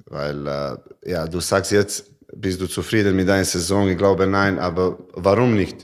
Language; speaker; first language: German; non-native, learner; Serbian